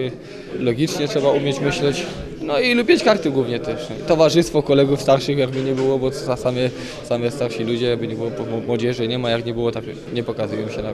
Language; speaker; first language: Polish; native; Polish